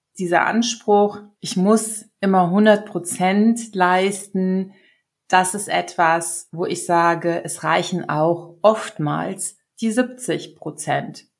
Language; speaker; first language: German; early bilingual, other home language; Serbian